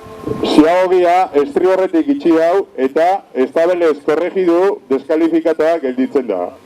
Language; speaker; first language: Basque; native; Basque